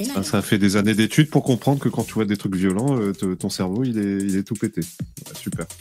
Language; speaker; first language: French; native; French